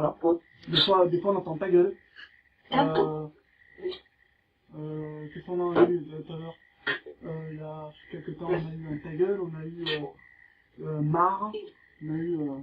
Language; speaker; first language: French; native; French